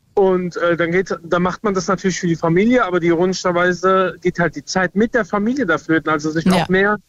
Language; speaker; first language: German; native; German